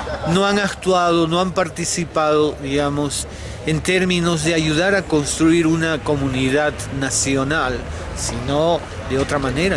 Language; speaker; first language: Spanish; native; Spanish